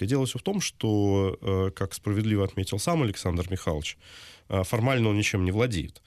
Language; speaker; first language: Russian; native; Russian